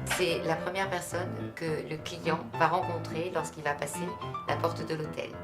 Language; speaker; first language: French; native; French